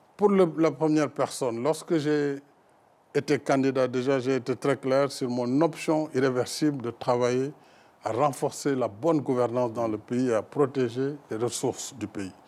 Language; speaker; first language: French; non-native, local second language; Fula